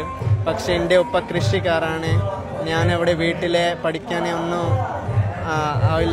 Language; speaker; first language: Malayalam; non-native, local second language; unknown